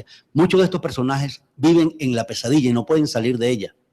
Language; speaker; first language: Spanish; native; Spanish